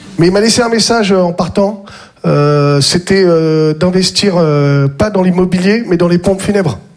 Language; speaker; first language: French; native; French